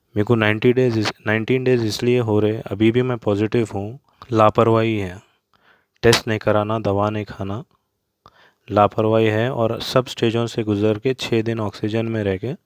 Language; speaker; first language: Hindi; non-native, local second language; Urdu